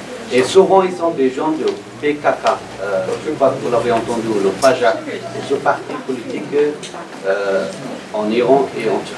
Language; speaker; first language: French; non-native, fluent; Persian